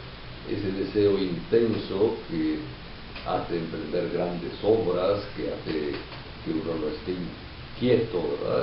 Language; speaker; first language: Spanish; native; Spanish